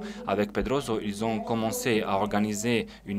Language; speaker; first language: French; non-native, fluent; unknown